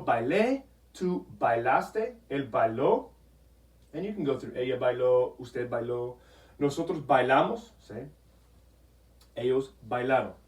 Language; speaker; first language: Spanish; non-native, fluent; English